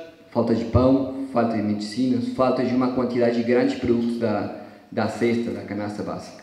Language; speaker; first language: Portuguese; non-native, fluent; Spanish